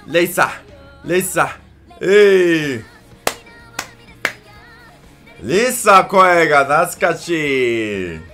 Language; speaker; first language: Japanese; non-native, learner; English